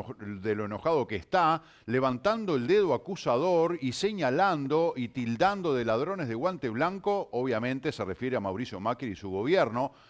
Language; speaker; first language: Spanish; native; Spanish